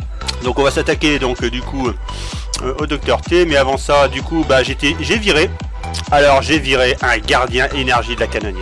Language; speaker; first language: French; native; French